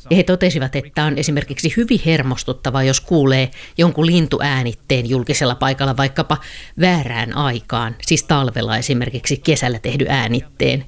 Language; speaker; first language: Finnish; native; Finnish